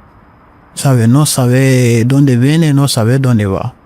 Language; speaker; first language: Spanish; non-native, learner; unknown